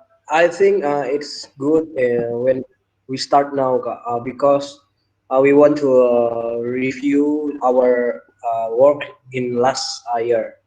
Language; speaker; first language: English; non-native, learner; Indonesian